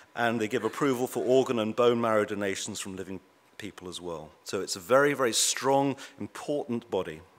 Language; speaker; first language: English; native; English